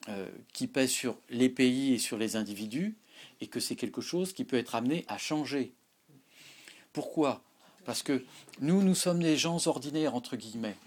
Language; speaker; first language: French; native; French